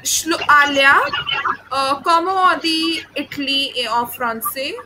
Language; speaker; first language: French; non-native, fluent; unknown